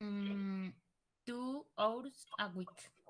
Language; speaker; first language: English; non-native, learner; Spanish